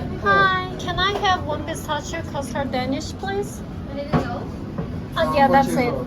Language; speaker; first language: English; non-native, fluent; Korean